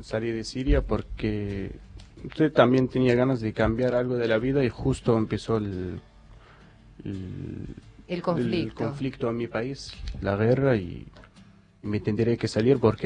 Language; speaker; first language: Spanish; non-native, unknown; Arabic